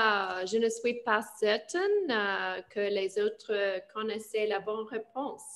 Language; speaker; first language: French; non-native, learner; English